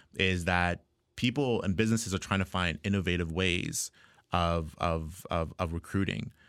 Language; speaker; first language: English; native; English